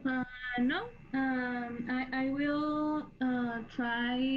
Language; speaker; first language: English; non-native, learner; Spanish